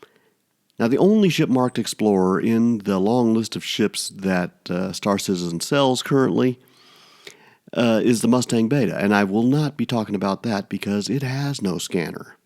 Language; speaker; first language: English; native; English